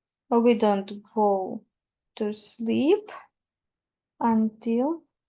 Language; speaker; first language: English; non-native, fluent; Ukrainian